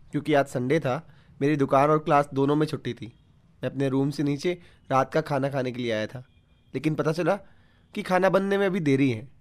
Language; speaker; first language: Hindi; native; Hindi